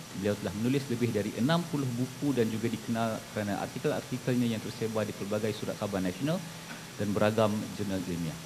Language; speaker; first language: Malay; native; Malay